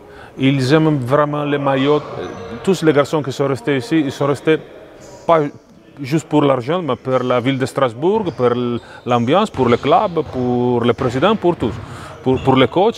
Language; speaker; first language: French; non-native, fluent; Italian